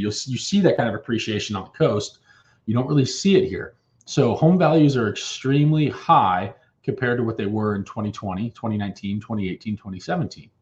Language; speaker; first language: English; native; English